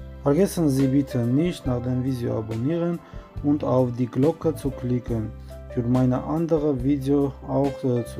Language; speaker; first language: German; non-native, learner; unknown